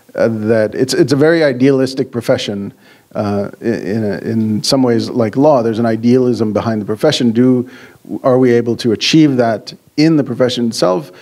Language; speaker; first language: English; native; English